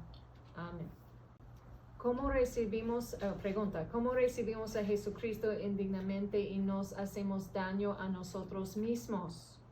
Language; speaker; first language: Spanish; early bilingual, heritage; English